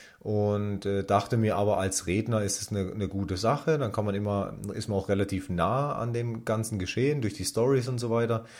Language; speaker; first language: German; native; German